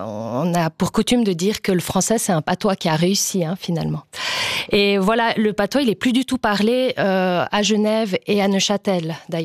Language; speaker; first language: French; native; French